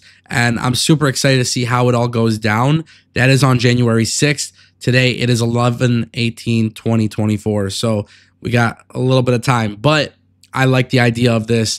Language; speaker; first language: English; native; English